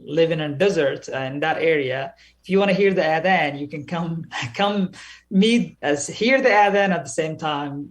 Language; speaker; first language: English; early bilingual, other home language; Somali